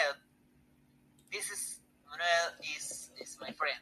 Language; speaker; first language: English; non-native, learner; Spanish